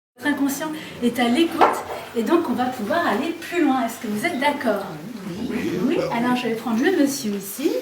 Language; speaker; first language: French; native; French